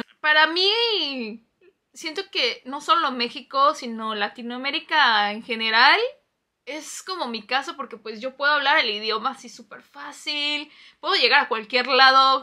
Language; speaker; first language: Spanish; non-native, fluent; Korean